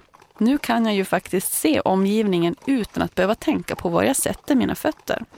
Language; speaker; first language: Swedish; native; Swedish